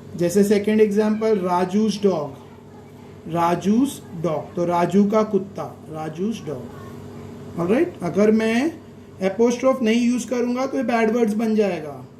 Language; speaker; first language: Hindi; native; Hindi